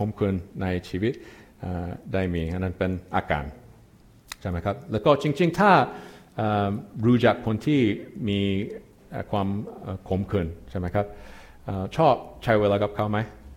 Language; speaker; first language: Thai; non-native, fluent; English